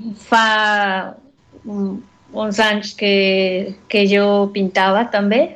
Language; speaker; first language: Catalan; non-native, fluent; Spanish